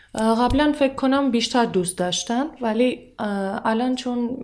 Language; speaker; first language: Persian; non-native, fluent; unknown